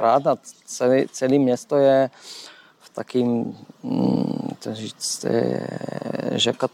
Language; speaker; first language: Czech; non-native, learner; Polish